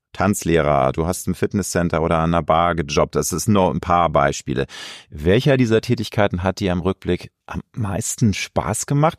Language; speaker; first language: German; native; German